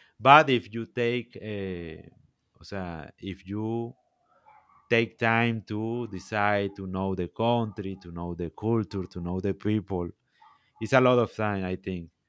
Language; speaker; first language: English; non-native, learner; Spanish